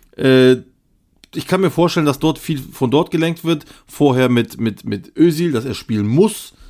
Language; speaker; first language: German; early bilingual, other home language; Turkish